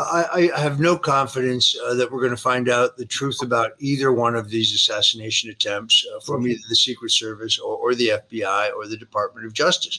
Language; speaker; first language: English; native; English